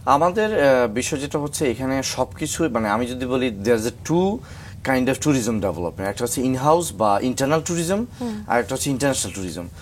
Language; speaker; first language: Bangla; native; Bangla